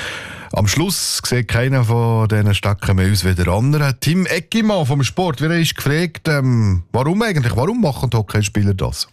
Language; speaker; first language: German; native; German